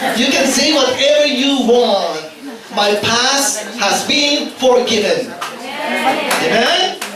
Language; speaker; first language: English; non-native, local second language; Filipino